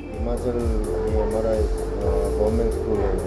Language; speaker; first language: Hindi; non-native, learner; Tibetan